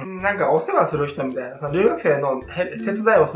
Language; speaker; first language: Japanese; native; Japanese